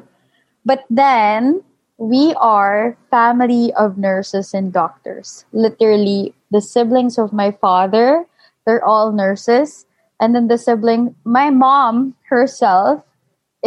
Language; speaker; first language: English; non-native, local second language; Filipino